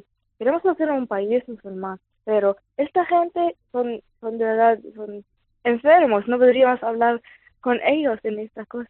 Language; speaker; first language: Spanish; non-native, fluent; Arabic